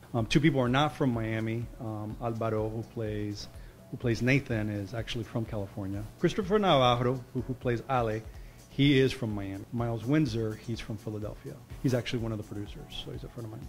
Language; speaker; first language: English; early bilingual, other home language; Spanish